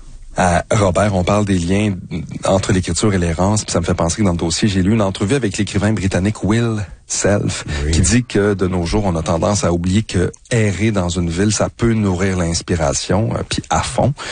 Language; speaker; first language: French; native; French